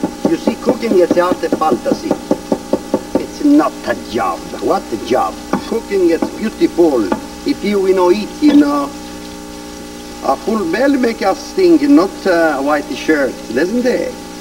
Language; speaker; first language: English; non-native, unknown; Italian